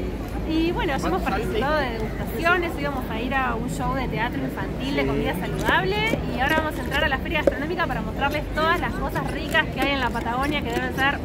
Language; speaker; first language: Spanish; native; Spanish